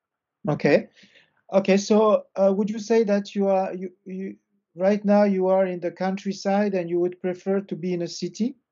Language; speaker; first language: English; non-native, fluent; French